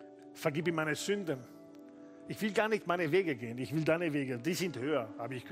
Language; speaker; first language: German; non-native, fluent; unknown